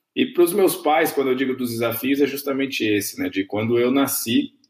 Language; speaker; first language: Portuguese; native; Portuguese